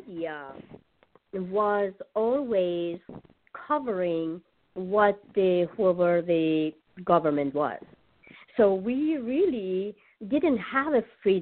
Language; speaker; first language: English; non-native, fluent; Persian